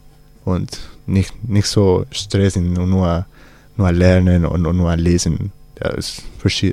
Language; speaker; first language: German; non-native, learner; Spanish